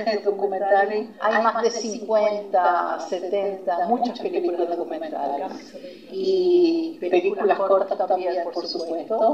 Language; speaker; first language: Spanish; non-native, fluent; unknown